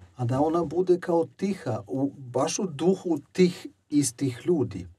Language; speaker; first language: Serbian; non-native, fluent; German